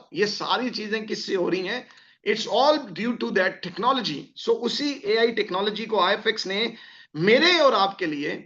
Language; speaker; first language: Hindi; native; Hindi